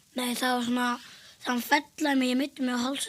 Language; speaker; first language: Icelandic; early bilingual, other home language; Portuguese